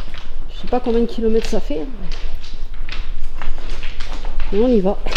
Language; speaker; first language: French; native; French